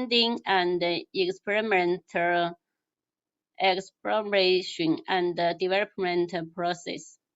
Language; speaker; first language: English; non-native, learner; Chinese